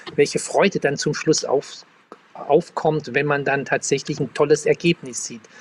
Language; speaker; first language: German; native; German